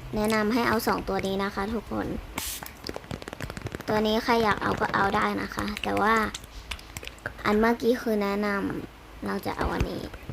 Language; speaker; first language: Thai; native; Thai